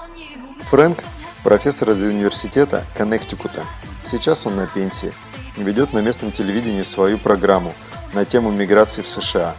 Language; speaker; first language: Russian; native; Russian